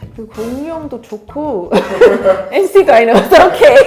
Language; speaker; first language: Korean; non-native, learner; English